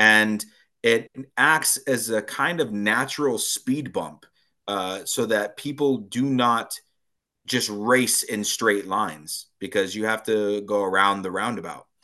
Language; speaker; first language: English; native; English